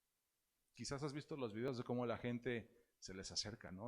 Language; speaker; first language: Spanish; native; Spanish